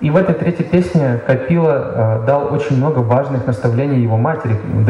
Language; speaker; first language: Russian; native; Russian